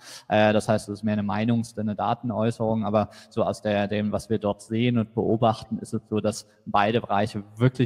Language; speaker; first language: German; native; German